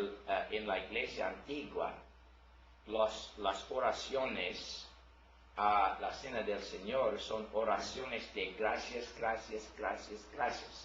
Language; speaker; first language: Spanish; non-native, learner; English